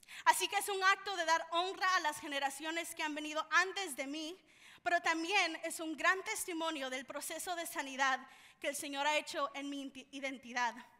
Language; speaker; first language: Spanish; early bilingual, heritage; Spanish